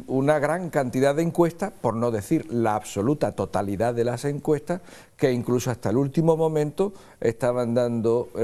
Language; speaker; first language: Spanish; native; Spanish